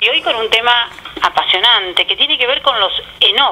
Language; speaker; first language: Spanish; native; Spanish